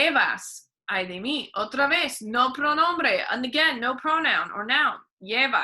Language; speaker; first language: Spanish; non-native, fluent; English